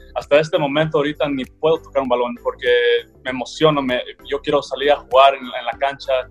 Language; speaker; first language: Spanish; early bilingual, heritage; Spanish